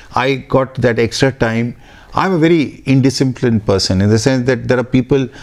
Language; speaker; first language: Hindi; non-native, local second language; Bangla